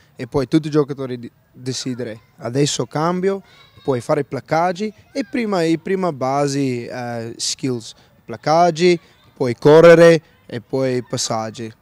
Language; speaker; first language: Italian; non-native, learner; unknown